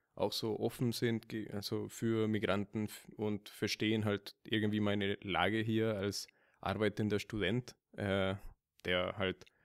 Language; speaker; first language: German; non-native, fluent; Spanish